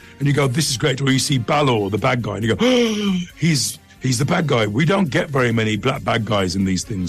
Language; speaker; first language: English; native; English